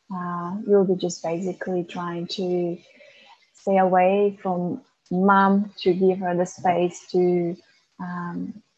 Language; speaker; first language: English; non-native, fluent; Macedonian